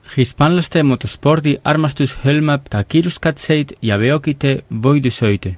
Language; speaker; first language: Estonian; non-native, fluent; Spanish